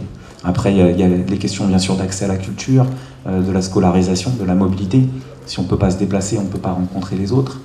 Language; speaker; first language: French; native; French